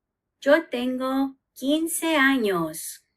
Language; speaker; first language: Spanish; non-native, learner; English